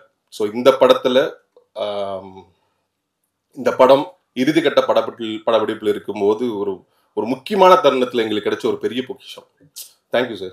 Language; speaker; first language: Tamil; native; Tamil